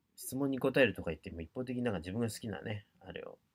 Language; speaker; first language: Japanese; native; Japanese